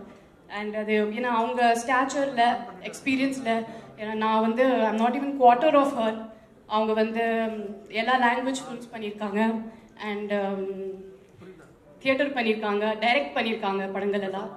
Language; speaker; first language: Tamil; non-native, fluent; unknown